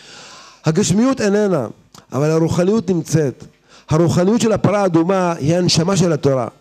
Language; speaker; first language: Hebrew; native; Hebrew